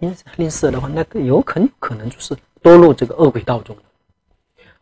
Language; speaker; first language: Chinese; non-native, local second language; Tibetan